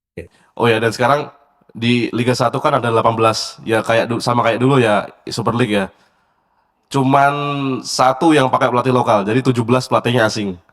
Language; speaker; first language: Indonesian; native; Indonesian